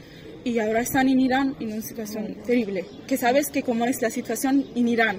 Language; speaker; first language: Spanish; non-native, learner; Persian